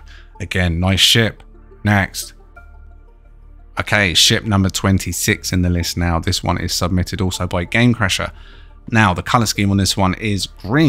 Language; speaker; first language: English; native; English